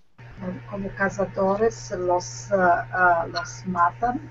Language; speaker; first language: Spanish; non-native, learner; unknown